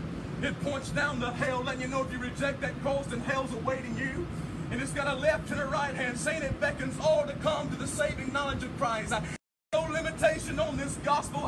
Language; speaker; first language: English; native; English